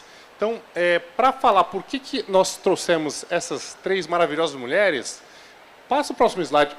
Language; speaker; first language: Portuguese; native; Portuguese